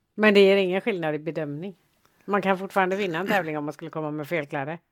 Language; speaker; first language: Swedish; native; Swedish